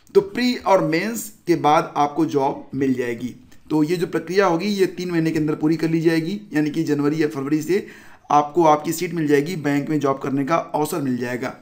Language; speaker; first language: Hindi; native; Hindi